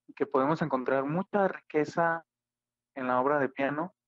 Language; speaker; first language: Spanish; native; Spanish